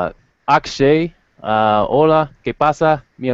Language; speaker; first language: Spanish; non-native, learner; English